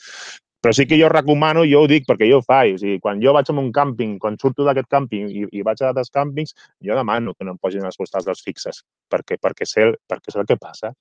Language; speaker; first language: Catalan; native; Catalan